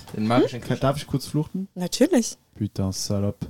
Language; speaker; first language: German; non-native, fluent; French